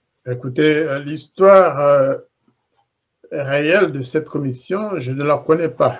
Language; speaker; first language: French; non-native, local second language; Kinyarwanda